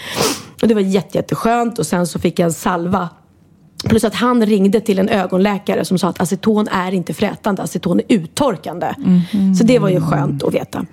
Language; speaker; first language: Swedish; native; Swedish